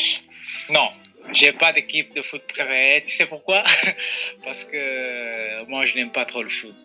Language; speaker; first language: French; non-native, fluent; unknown